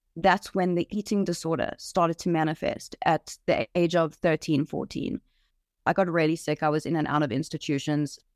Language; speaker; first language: English; native; English